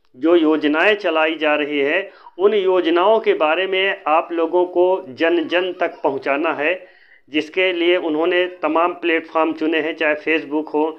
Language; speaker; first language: Hindi; native; Hindi